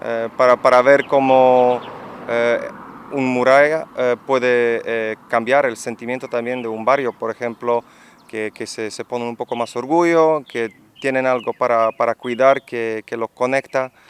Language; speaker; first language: Spanish; non-native, fluent; Dutch